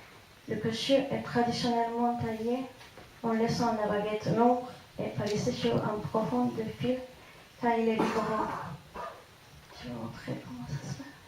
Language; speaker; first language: French; non-native, fluent; Japanese